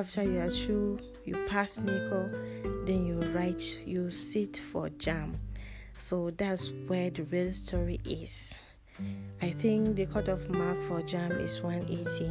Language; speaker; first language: English; non-native, local second language; Hausa